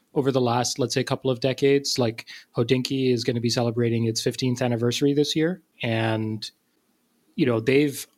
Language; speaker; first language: English; non-native, local second language; Urdu